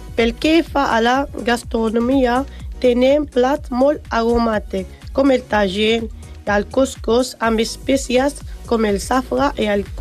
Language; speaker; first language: Catalan; non-native, learner; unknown